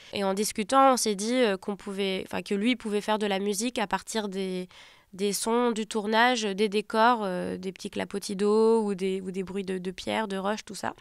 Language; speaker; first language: French; native; French